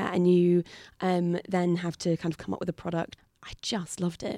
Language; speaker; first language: English; native; English